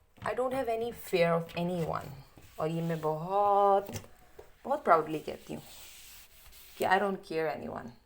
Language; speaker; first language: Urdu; native; Urdu